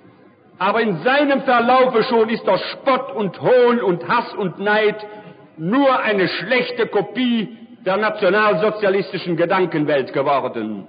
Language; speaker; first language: German; native; German